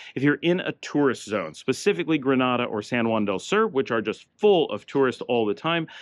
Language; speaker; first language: English; native; English